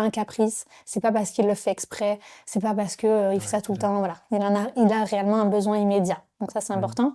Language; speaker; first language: French; native; French